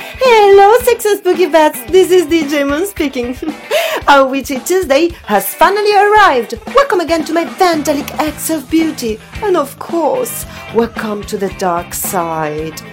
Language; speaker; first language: English; non-native, fluent; Italian